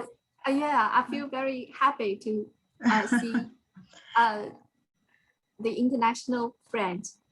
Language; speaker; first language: English; non-native, fluent; Chinese